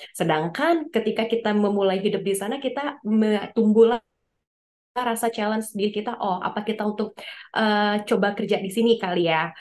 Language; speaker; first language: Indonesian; native; Indonesian